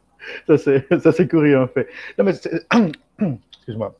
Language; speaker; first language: French; non-native, fluent; Spanish